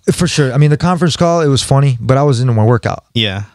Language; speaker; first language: English; native; English